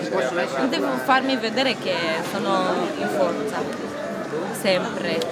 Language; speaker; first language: Italian; non-native, learner; Romanian